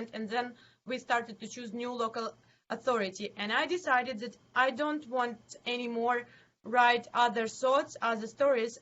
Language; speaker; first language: English; non-native, learner; Ukrainian